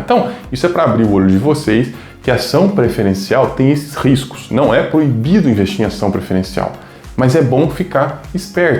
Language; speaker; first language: Portuguese; native; Portuguese